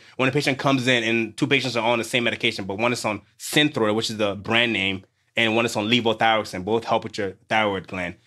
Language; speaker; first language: English; native; English